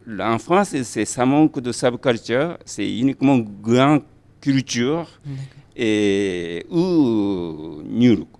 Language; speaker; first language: French; non-native, fluent; Japanese